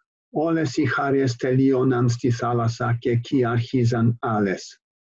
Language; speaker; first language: Greek; non-native, fluent; English